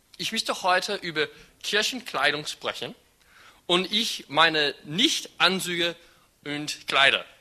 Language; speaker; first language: German; non-native, fluent; English